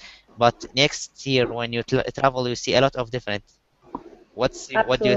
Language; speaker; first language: English; non-native, learner; Arabic